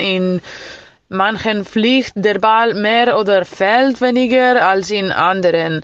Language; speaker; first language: German; non-native, learner; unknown